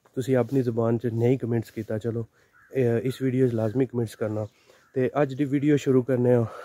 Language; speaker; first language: Punjabi; non-native, local second language; Pahari-Potwari